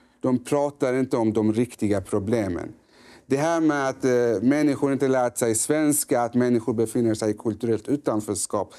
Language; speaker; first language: Swedish; early bilingual, other home language; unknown